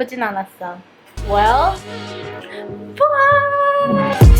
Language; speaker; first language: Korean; early bilingual, heritage; Korean